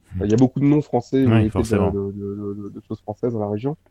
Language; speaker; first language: French; native; French